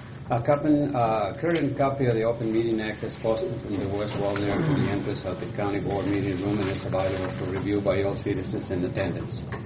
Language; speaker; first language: English; native; English